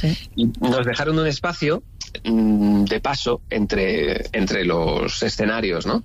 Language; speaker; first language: Spanish; native; Spanish